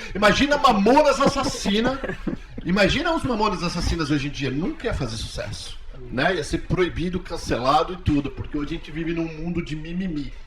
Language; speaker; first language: Portuguese; native; Portuguese